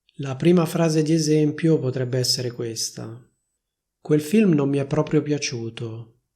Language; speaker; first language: Italian; native; Italian